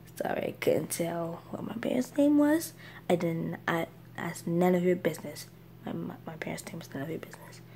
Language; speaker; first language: English; native; English